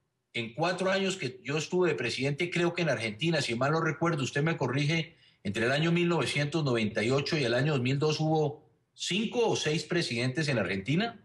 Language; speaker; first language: Spanish; native; Spanish